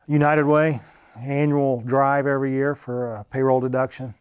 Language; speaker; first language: English; native; English